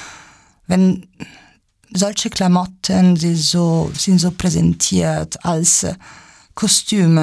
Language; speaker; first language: German; non-native, fluent; Italian